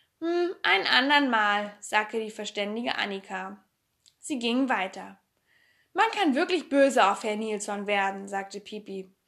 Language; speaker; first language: German; native; German